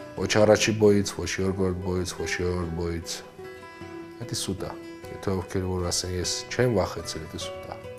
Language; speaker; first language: Armenian; early bilingual, heritage; Armenian